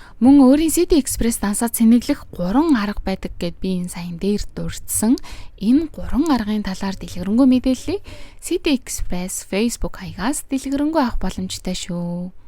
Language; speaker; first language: Mongolian; native; Mongolian